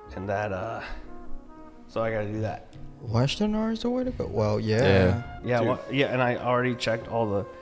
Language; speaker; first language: English; native; English